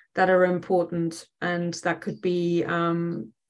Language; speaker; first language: English; non-native, fluent; German